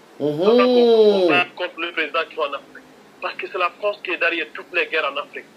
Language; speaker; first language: French; non-native, local second language; Wolof